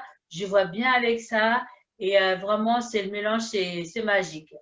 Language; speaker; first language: French; early bilingual, other home language; Haitian Creole